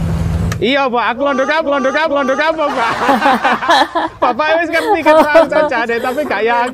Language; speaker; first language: Indonesian; non-native, fluent; English